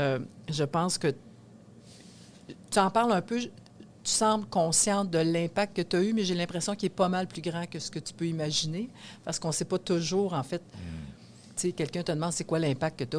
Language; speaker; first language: French; native; French